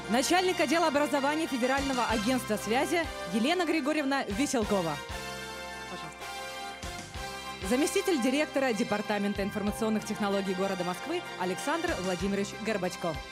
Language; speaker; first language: Russian; native; Russian